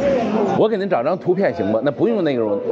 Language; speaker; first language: Chinese; native; Chinese